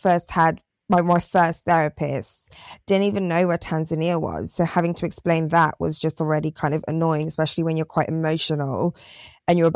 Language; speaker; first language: English; native; English